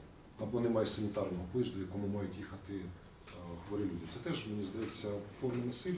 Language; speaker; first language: Ukrainian; native; Ukrainian